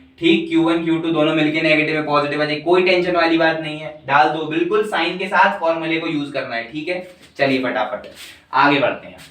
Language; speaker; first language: Hindi; native; Hindi